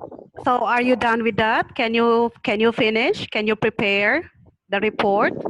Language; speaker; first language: English; non-native, learner; Thai